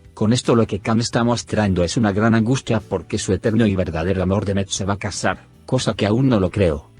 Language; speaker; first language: Spanish; native; Spanish